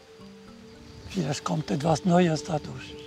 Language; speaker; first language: German; non-native, local second language; French